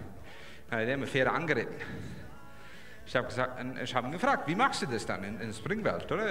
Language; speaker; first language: German; non-native, learner; English